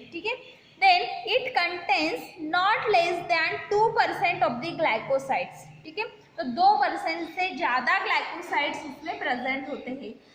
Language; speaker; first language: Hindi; non-native, local second language; Marathi